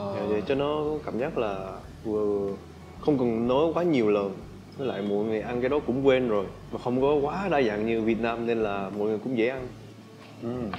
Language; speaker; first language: Vietnamese; non-native, fluent; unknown